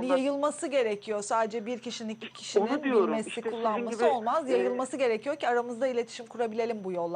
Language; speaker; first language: Turkish; native; Turkish